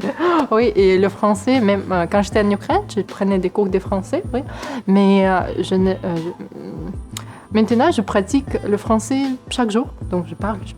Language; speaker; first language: French; non-native, fluent; Ukrainian